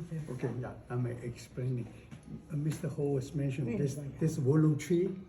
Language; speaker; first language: English; non-native, fluent; Chinese